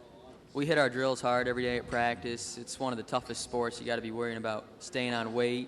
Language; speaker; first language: English; native; English